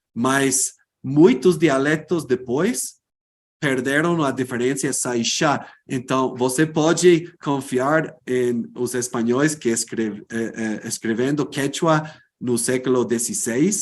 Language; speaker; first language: Portuguese; non-native, fluent; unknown